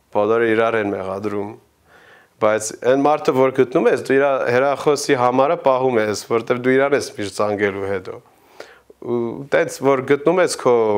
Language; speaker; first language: Armenian; early bilingual, heritage; Armenian